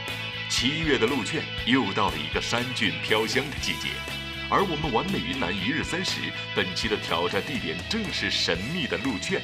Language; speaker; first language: Chinese; native; Chinese